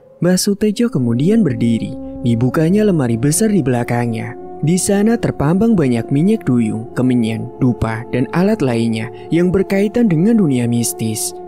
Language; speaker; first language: Indonesian; native; Indonesian